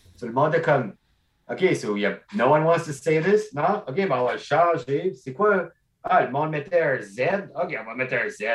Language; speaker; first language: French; non-native, local second language; English